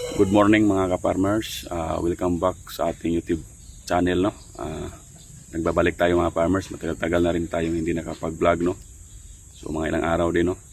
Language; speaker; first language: Filipino; non-native, local second language; Cebuano